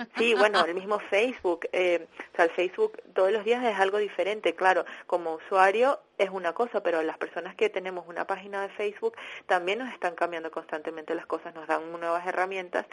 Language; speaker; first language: Spanish; native; Spanish